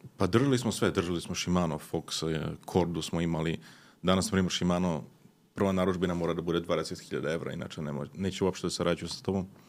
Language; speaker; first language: Serbian; early bilingual, heritage; Serbian